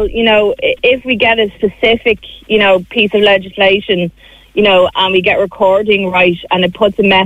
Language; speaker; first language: English; native; English